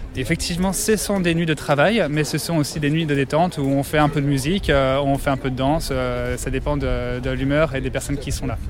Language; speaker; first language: French; native; French